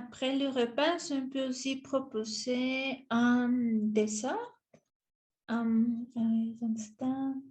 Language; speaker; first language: French; non-native, learner; Spanish